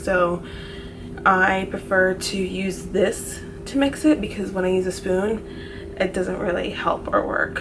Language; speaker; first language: English; native; English